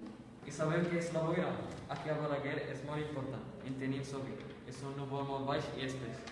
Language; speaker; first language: Catalan; non-native, learner; Arabic